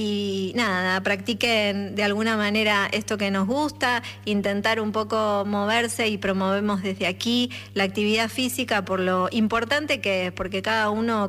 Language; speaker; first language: Spanish; native; Spanish